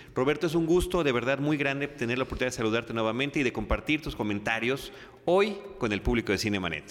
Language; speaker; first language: Spanish; native; Spanish